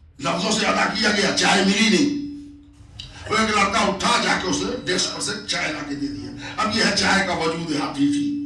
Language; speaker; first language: Urdu; native; Urdu